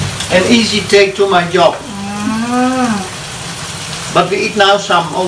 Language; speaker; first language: English; non-native, learner; Dutch